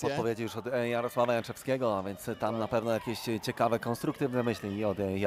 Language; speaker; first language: Polish; native; Polish